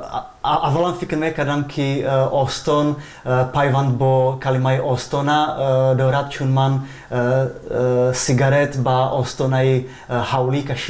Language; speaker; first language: Persian; non-native, fluent; Czech